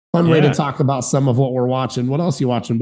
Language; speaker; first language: English; native; English